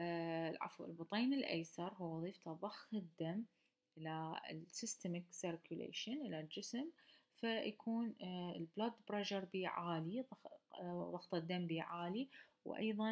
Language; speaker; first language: Arabic; native; Arabic